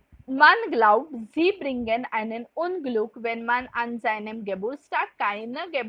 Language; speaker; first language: German; non-native, fluent; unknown